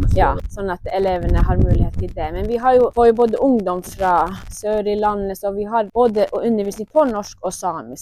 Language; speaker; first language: Norwegian; non-native, local second language; Northern Sami